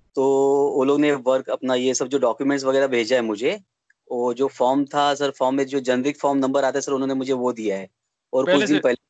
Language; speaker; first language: Hindi; native; Hindi